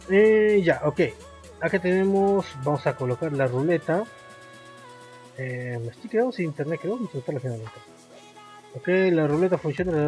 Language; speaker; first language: Spanish; native; Spanish